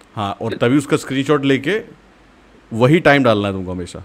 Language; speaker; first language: Hindi; native; Hindi